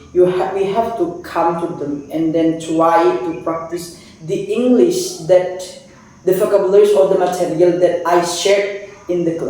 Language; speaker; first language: English; non-native, fluent; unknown